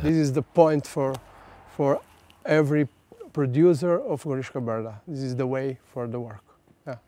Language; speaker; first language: English; non-native, learner; Slovenian